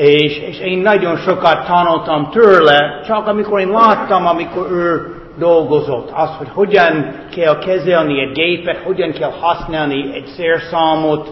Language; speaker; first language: Hungarian; non-native, fluent; English